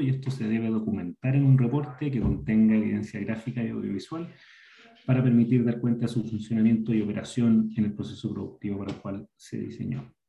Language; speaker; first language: Spanish; native; Spanish